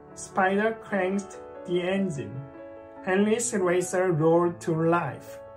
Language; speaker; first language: English; non-native, fluent; Korean